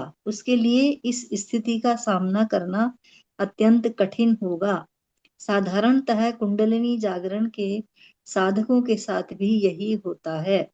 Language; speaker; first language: Hindi; native; Hindi